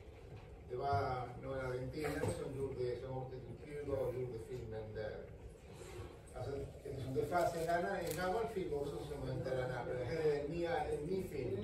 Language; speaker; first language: Swedish; non-native, fluent; Spanish